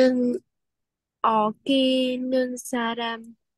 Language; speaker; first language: Korean; non-native, learner; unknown